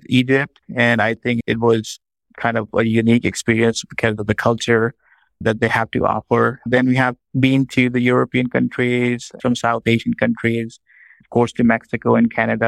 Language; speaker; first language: English; non-native, local second language; Urdu